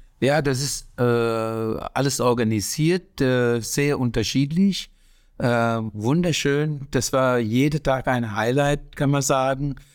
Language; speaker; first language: German; non-native, learner; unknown